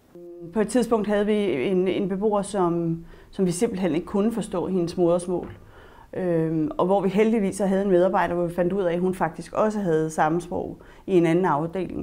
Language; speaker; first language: Danish; native; Danish